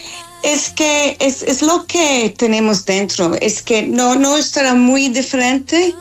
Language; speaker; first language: Spanish; non-native, learner; English